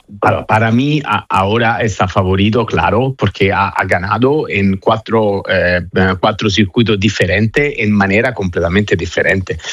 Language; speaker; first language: Spanish; non-native, fluent; Italian